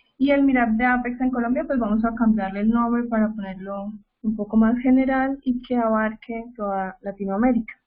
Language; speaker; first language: Spanish; native; Spanish